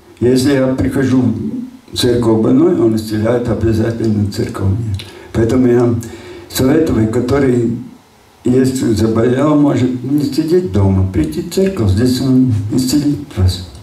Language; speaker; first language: Russian; non-native, local second language; Latvian